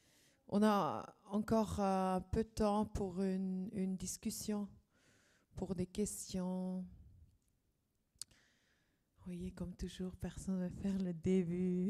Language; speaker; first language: French; non-native, fluent; German